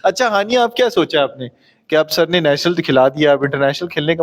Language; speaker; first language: Urdu; native; Urdu